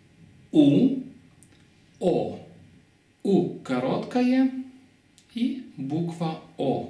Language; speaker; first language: Russian; non-native, fluent; Lithuanian